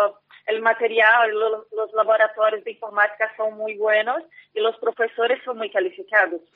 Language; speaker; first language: Spanish; non-native, fluent; Portuguese